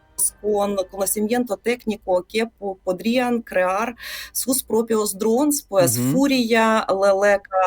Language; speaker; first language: Spanish; non-native, fluent; Ukrainian